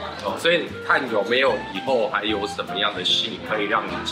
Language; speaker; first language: Chinese; native; Chinese